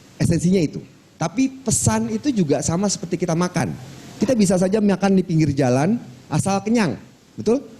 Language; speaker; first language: Indonesian; non-native, local second language; Minangkabau